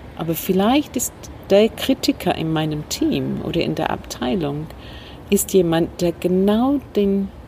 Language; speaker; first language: German; non-native, fluent; English